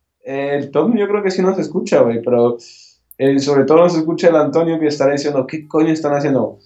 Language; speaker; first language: Spanish; non-native, fluent; French